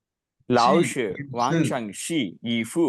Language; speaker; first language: Chinese; non-native, learner; Tamil